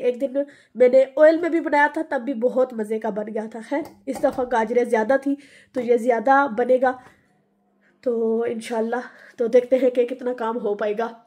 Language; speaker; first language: Urdu; native; Urdu